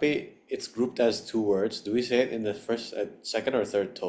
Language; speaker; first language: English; non-native, fluent; Indonesian